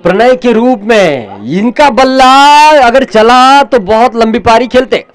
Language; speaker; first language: Hindi; non-native, local second language; Marathi